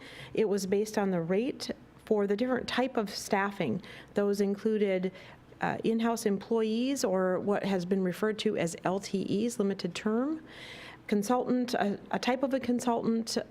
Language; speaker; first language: English; native; English